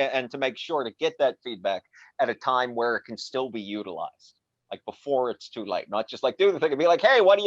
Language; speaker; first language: English; native; English